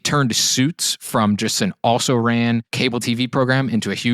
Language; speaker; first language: English; native; English